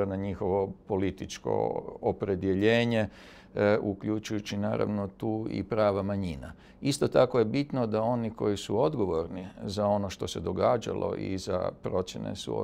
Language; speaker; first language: Serbian; native; Serbian